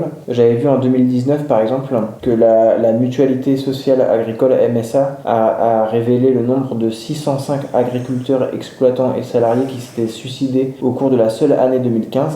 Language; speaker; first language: French; native; French